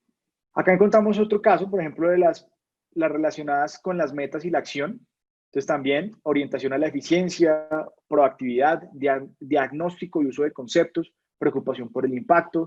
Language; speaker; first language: Spanish; native; Spanish